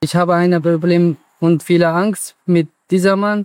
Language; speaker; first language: German; non-native, learner; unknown